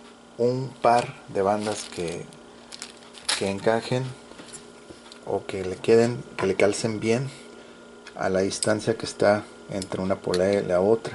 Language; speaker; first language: Spanish; native; Spanish